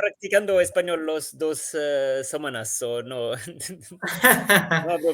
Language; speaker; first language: Spanish; non-native, learner; French